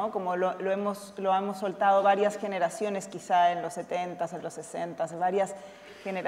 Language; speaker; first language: Spanish; native; Spanish